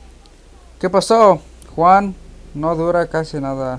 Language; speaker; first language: Spanish; early bilingual, heritage; Spanish